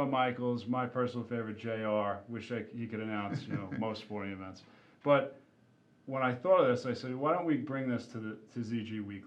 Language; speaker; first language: English; native; English